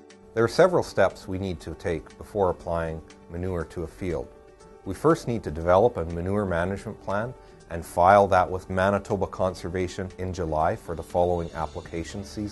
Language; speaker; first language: English; native; English